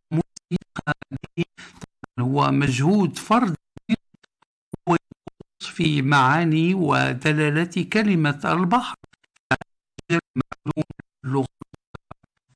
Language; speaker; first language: Arabic; native; Arabic